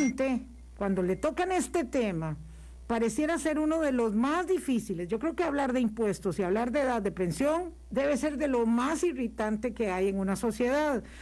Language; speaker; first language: Spanish; native; Spanish